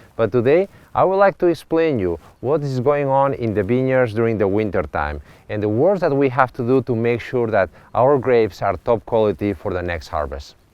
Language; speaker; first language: English; non-native, fluent; Catalan